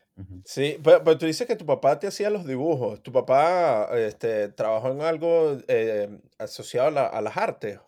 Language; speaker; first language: Spanish; native; Spanish